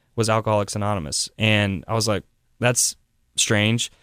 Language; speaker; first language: English; native; English